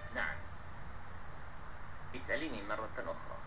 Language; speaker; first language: Arabic; non-native, fluent; Malay